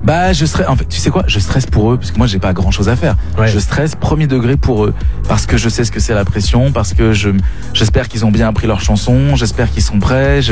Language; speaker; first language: French; native; French